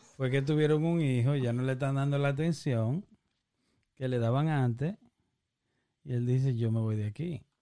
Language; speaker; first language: Spanish; early bilingual, heritage; Spanish